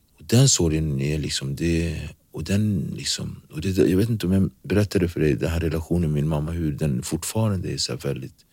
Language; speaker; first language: Swedish; early bilingual, other home language; Kabuverdianu